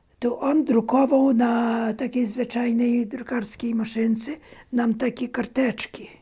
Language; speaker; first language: Polish; early bilingual, heritage; Polish